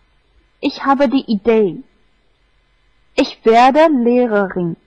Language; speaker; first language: German; non-native, fluent; Chinese